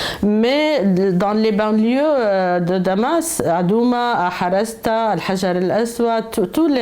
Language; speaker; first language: French; non-native, fluent; Arabic